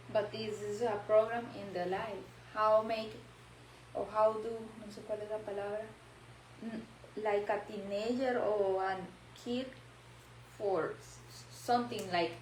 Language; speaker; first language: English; non-native, learner; Spanish